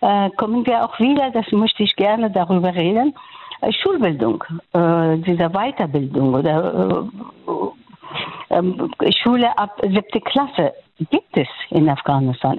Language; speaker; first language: German; non-native, fluent; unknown